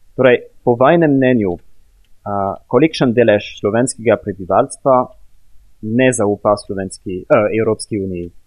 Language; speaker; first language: Slovenian; non-native, fluent; French